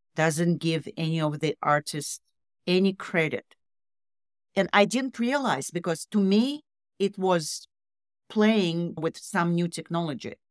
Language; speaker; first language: English; non-native, fluent; Russian